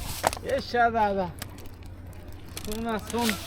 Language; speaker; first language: Arabic; non-native, learner; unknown